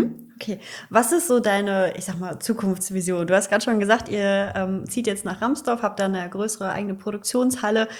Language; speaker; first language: German; native; German